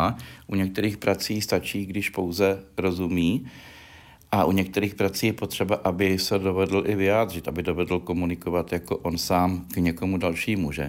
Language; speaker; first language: Czech; native; Czech